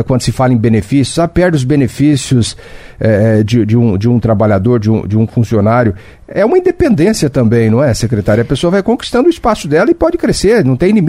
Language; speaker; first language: Portuguese; native; Portuguese